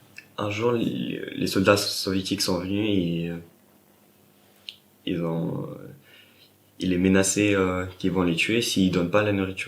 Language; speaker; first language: French; non-native, fluent; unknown